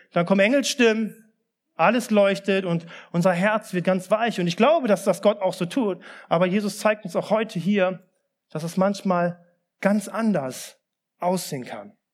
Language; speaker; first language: German; early bilingual, other home language; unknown